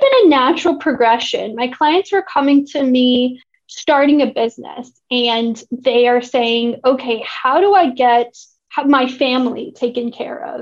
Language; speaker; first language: English; native; English